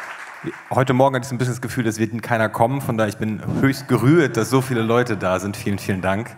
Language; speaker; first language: German; native; German